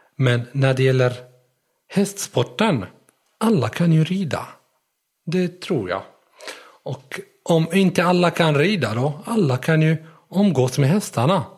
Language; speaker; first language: Swedish; non-native, fluent; Arabic